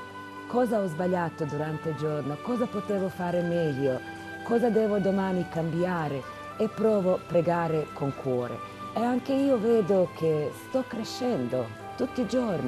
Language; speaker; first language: Italian; non-native, fluent; Croatian